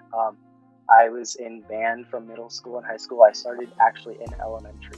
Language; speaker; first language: English; early bilingual, other home language; Filipino